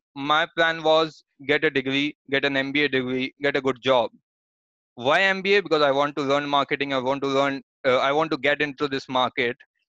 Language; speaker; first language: English; non-native, local second language; Hindi